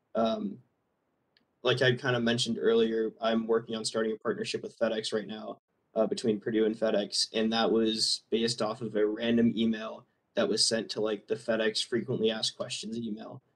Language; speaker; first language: English; native; English